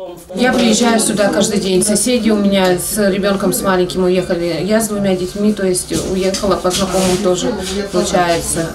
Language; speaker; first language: Russian; native; Russian